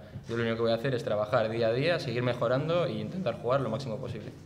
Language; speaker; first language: Spanish; native; Spanish